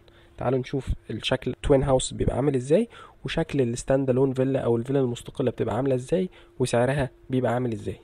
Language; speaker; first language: Arabic; native; Arabic